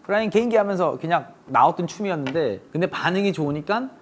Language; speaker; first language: Korean; early bilingual, other home language; English